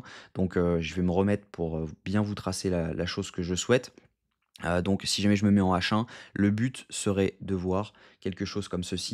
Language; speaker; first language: French; native; French